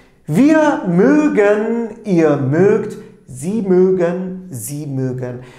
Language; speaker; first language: German; non-native, fluent; Turkish